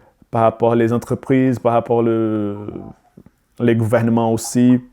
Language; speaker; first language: French; non-native, learner; Portuguese